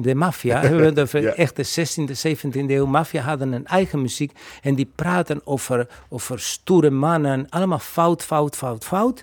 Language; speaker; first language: Dutch; non-native, fluent; Spanish